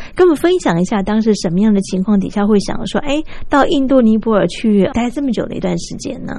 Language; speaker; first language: Chinese; native; Chinese